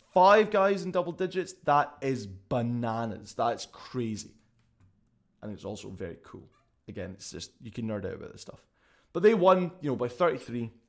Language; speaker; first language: English; native; English